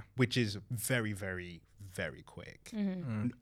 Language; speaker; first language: English; early bilingual, other home language; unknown